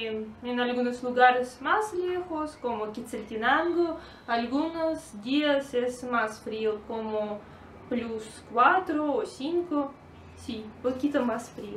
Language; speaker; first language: Spanish; non-native, learner; Russian